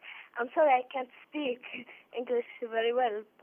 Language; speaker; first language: English; non-native, learner; Arabic